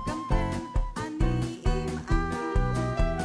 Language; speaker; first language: Hebrew; non-native, learner; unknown